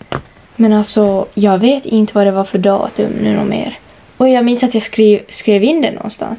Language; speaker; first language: Swedish; native; Swedish